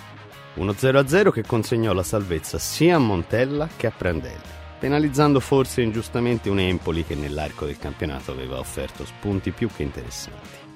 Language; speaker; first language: Italian; native; Italian